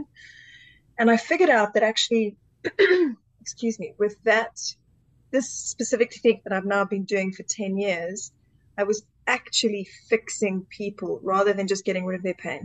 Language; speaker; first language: English; native; English